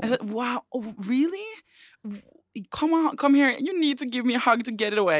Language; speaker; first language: English; non-native, fluent; Norwegian